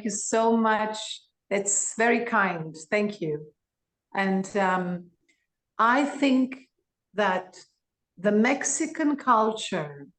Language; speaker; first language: English; non-native, fluent; Greek